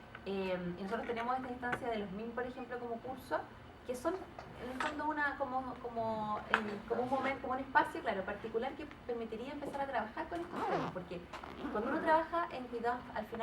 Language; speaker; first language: Spanish; native; Spanish